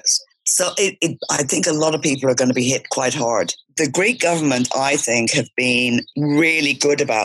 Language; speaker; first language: English; native; English